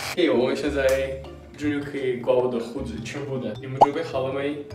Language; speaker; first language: Chinese; non-native, learner; Russian